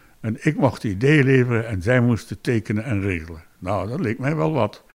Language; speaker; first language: Dutch; native; Dutch